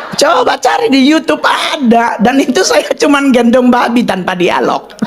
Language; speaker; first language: Indonesian; native; Indonesian